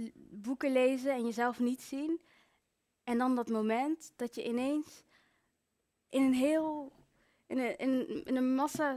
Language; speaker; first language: Dutch; early bilingual, other home language; Kinyarwanda